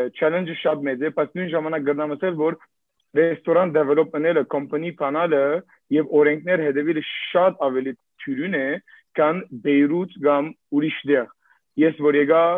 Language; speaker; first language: Armenian; early bilingual, heritage; Armenian